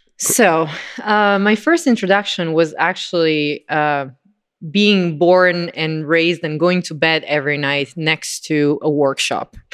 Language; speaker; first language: English; non-native, fluent; Italian